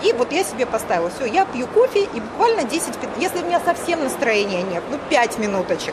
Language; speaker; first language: Russian; native; Russian